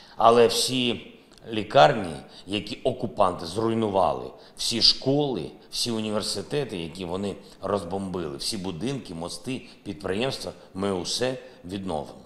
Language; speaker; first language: Ukrainian; non-native, local second language; Russian